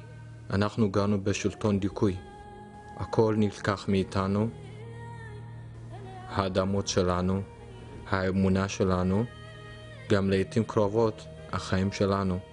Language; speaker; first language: Hebrew; early bilingual, other home language; Amharic